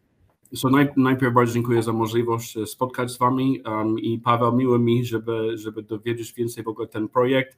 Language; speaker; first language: Polish; non-native, learner; English